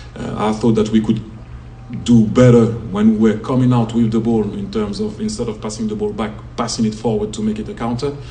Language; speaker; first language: English; non-native, fluent; French